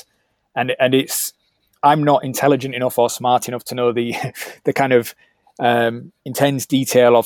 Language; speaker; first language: English; native; English